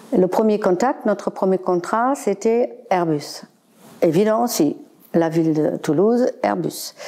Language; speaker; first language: French; non-native, fluent; German